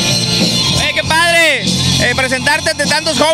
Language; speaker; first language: Spanish; native; Spanish